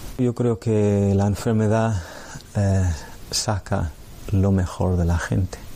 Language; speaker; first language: Spanish; non-native, fluent; English